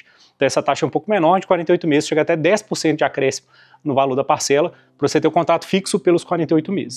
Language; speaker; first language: Portuguese; native; Portuguese